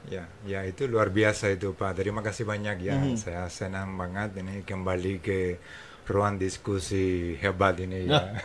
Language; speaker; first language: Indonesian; non-native, fluent; English